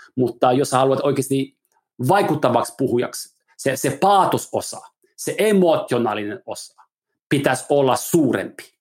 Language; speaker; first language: Finnish; non-native, fluent; English